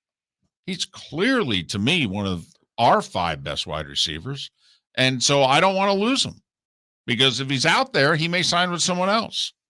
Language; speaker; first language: English; native; English